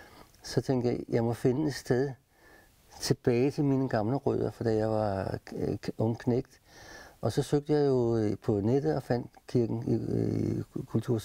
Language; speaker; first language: Danish; native; Danish